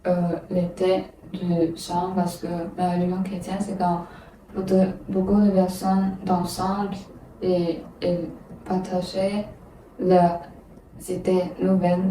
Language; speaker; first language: French; non-native, learner; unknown